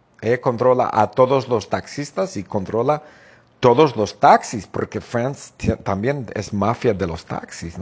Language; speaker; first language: Spanish; non-native, fluent; English